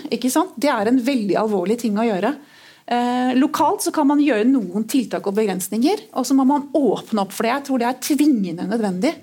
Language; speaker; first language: Norwegian; native; Norwegian